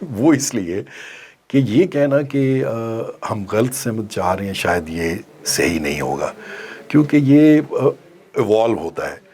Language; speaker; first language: Urdu; non-native, local second language; Punjabi